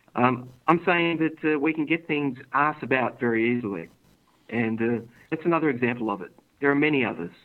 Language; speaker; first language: English; native; English